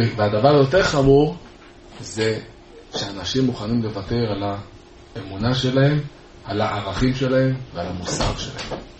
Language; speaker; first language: Hebrew; native; Hebrew